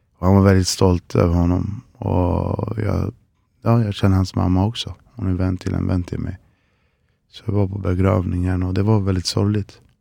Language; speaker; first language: Swedish; early bilingual, other home language; Spanish